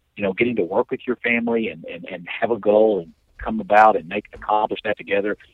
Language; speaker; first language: English; native; English